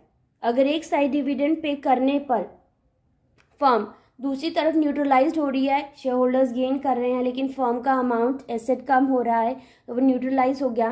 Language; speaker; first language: Hindi; native; Hindi